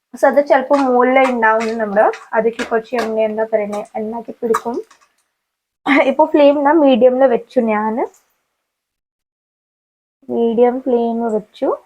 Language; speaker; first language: Malayalam; non-native, learner; Hindi